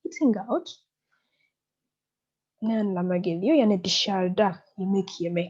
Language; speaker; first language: Turkish; non-native, fluent; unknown